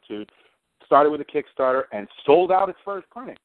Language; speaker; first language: English; native; English